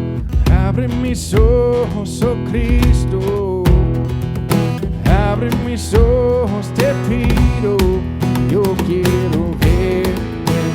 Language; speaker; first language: Spanish; non-native, fluent; English